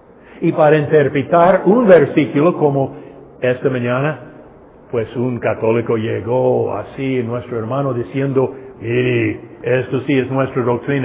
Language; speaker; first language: Spanish; non-native, fluent; English